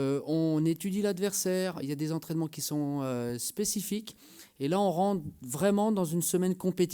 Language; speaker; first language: French; native; French